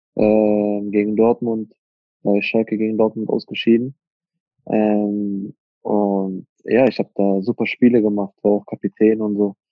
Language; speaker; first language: German; native; German